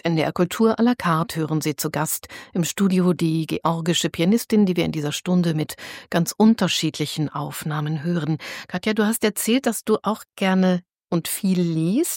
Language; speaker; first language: German; native; German